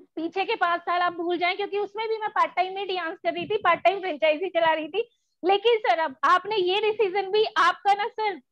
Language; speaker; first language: Hindi; native; Hindi